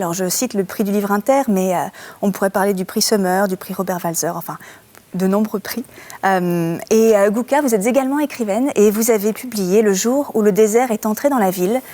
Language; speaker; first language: French; native; French